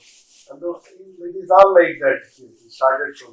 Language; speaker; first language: Tamil; non-native, learner; Kannada